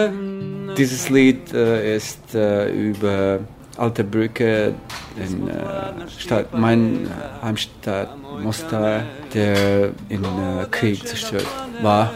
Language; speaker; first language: German; non-native, learner; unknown